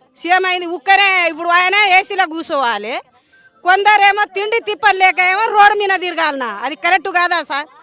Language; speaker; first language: Telugu; native; Telugu